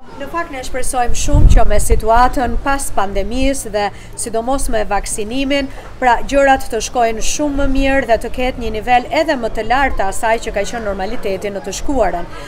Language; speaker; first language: Albanian; non-native, fluent; Italian